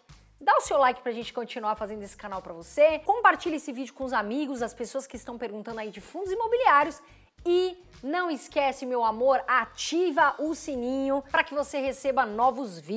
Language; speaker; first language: Portuguese; native; Portuguese